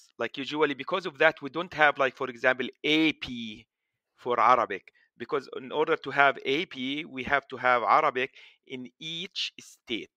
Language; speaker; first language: English; non-native, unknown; Arabic